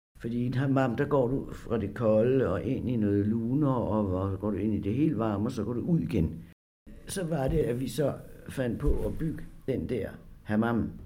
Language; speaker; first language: Danish; native; Danish